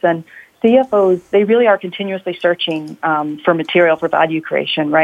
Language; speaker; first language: English; native; English